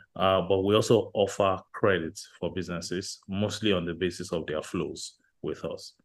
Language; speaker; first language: English; non-native, local second language; Yoruba